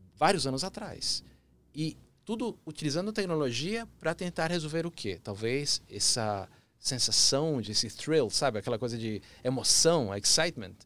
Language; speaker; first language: Portuguese; early bilingual, other home language; Spanish